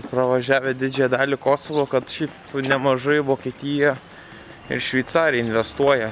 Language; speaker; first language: Lithuanian; native; Lithuanian